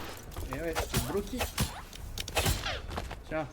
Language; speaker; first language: French; native; French